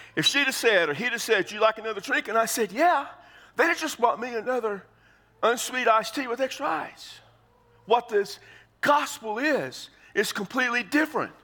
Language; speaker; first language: English; native; English